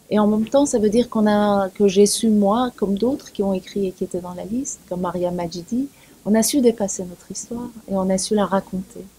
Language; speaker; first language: French; early bilingual, other home language; Persian